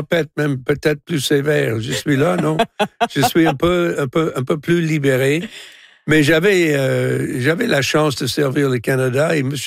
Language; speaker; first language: French; non-native, local second language; English